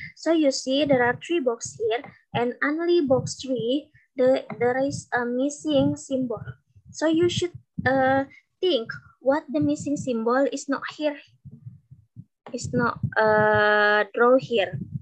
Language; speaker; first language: English; non-native, learner; Indonesian